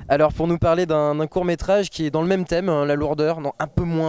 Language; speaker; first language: French; native; French